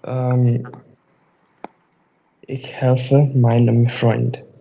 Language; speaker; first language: German; non-native, learner; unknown